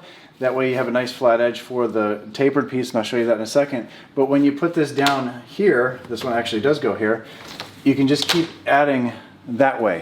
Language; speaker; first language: English; native; English